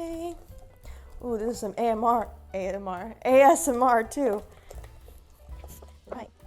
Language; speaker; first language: English; native; English